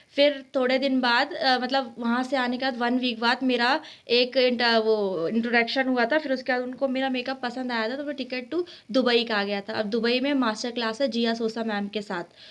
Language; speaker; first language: Hindi; native; Hindi